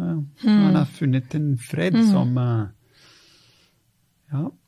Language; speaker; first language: Norwegian; non-native, fluent; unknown